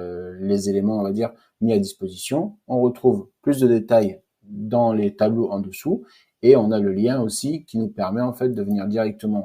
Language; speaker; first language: French; native; French